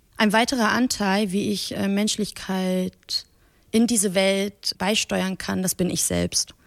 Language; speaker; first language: German; early bilingual, other home language; Persian